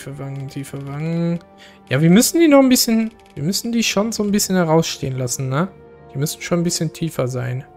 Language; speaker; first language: German; native; German